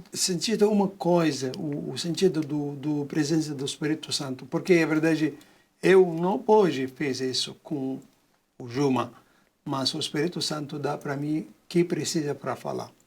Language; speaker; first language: Portuguese; non-native, learner; Arabic